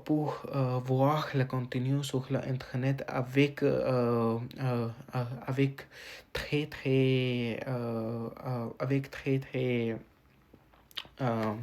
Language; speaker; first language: French; non-native, learner; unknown